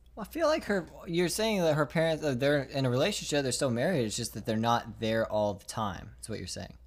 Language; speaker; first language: English; native; English